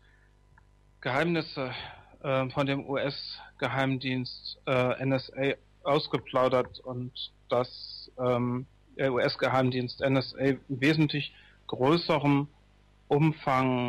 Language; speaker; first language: German; native; German